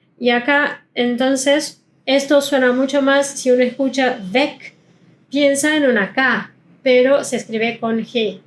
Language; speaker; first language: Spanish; non-native, fluent; German